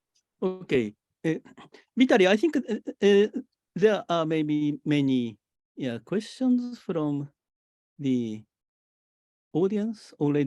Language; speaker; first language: English; non-native, fluent; Japanese